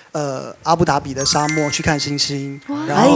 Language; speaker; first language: Chinese; native; Chinese